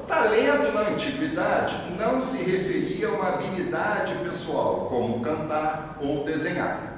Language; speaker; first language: Portuguese; native; Portuguese